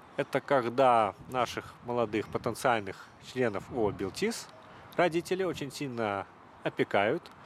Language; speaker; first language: Russian; native; Russian